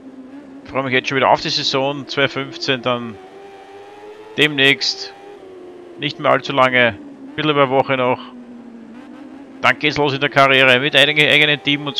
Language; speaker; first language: German; native; German